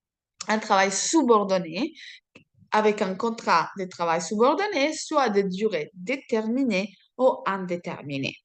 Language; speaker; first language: French; non-native, fluent; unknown